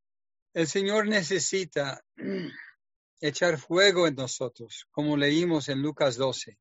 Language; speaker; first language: Spanish; non-native, fluent; English